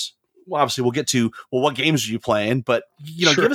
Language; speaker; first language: English; native; English